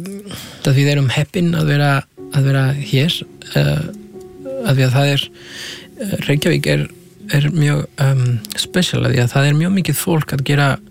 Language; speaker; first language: Icelandic; non-native, fluent; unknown